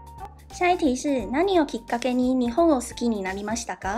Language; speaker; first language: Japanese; non-native, fluent; Chinese